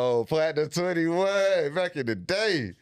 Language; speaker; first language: English; native; English